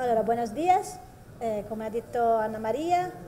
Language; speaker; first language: Spanish; non-native, learner; Italian